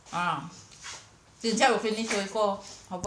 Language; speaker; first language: Chinese; non-native, learner; Cebuano